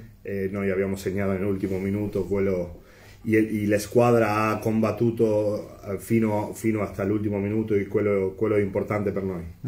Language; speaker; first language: Italian; native; Italian